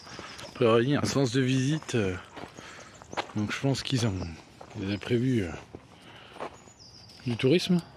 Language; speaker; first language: French; native; French